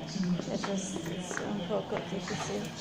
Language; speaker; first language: Spanish; non-native, learner; English